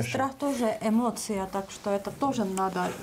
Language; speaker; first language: Russian; non-native, local second language; Estonian